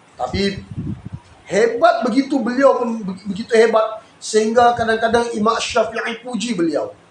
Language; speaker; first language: Malay; native; Malay